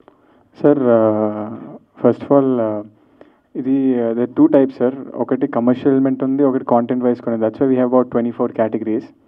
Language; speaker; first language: Telugu; native; Telugu